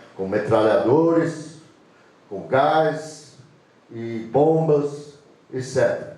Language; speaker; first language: Portuguese; non-native, fluent; English